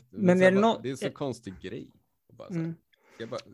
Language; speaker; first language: Swedish; native; Swedish